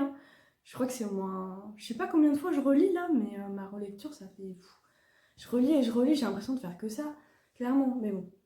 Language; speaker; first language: French; native; French